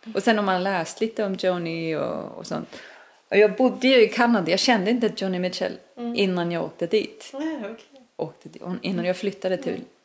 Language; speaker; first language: Swedish; non-native, fluent; Icelandic